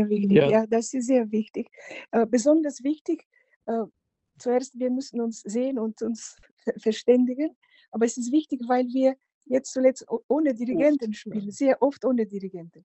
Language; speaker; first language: German; non-native, fluent; Macedonian